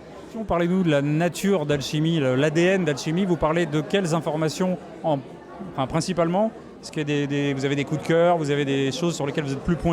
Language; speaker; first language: French; native; French